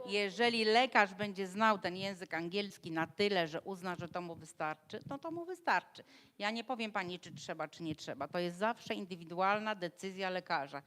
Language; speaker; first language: Polish; native; Polish